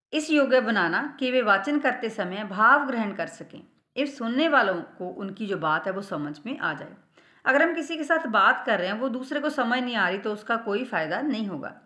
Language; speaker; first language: Hindi; non-native, local second language; Punjabi